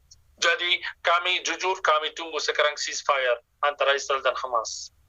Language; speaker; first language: Indonesian; non-native, fluent; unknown